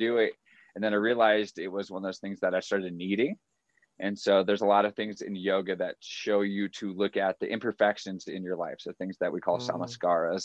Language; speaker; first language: English; native; English